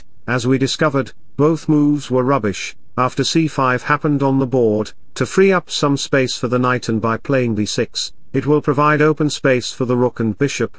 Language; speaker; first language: English; non-native, local second language; Hindi